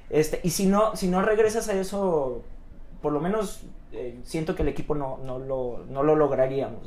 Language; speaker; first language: Spanish; native; Spanish